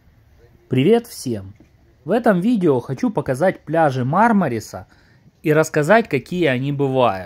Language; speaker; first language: Russian; native; Russian